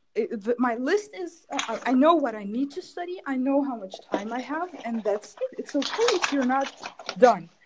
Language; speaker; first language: English; non-native, fluent; German